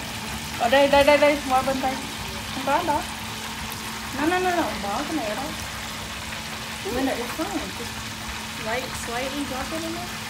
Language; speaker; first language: Vietnamese; early bilingual, heritage; Vietnamese